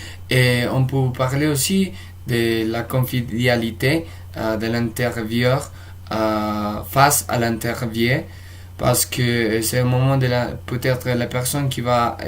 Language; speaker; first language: French; non-native, fluent; Spanish